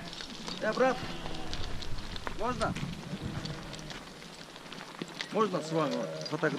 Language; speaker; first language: Russian; non-native, local second language; Kyrgyz